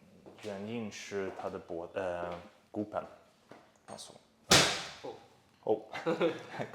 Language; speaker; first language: Chinese; non-native, fluent; English